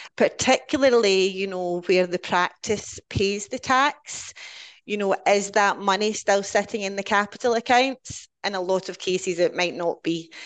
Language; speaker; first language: English; native; English